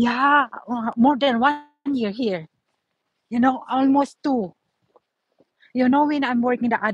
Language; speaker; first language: English; non-native, learner; Filipino